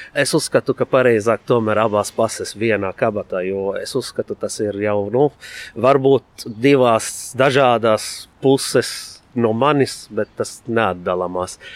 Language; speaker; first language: Latvian; non-native, fluent; Arabic